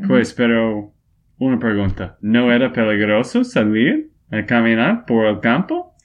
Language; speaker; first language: Spanish; non-native, fluent; English